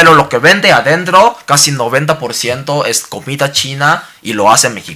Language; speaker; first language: Spanish; non-native, learner; Cantonese